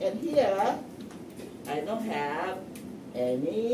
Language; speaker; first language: English; non-native, fluent; Chinese